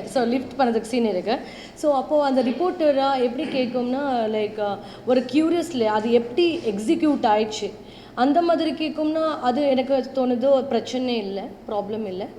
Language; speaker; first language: Tamil; non-native, learner; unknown